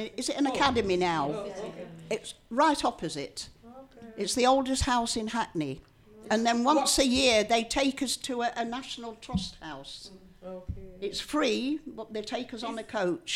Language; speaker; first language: English; native; English